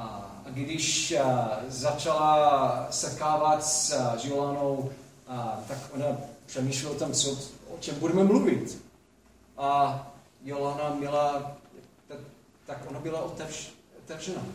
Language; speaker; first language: Czech; non-native, fluent; English